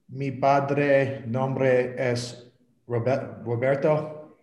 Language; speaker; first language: Spanish; non-native, learner; English